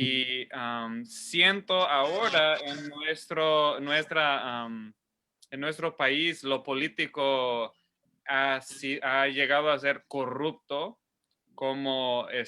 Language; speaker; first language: Spanish; non-native, fluent; English